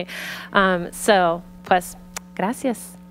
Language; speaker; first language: Spanish; early bilingual, heritage; Spanish